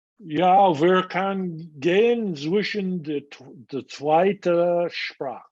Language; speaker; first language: German; non-native, learner; English